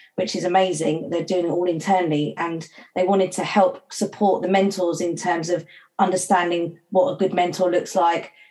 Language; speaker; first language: English; native; English